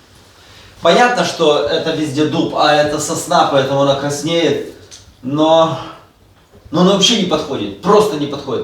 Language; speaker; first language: Russian; native; Russian